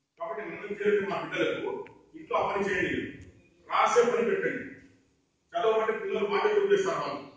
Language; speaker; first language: Telugu; non-native, local second language; Urdu